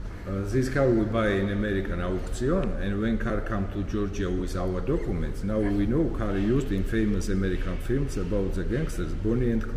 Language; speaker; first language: English; non-native, learner; Georgian